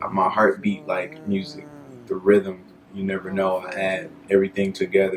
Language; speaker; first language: English; native; English